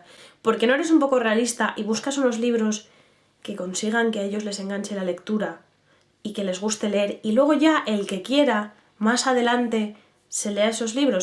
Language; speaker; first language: Spanish; native; Spanish